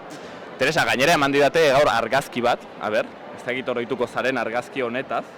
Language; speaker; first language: Basque; native; Basque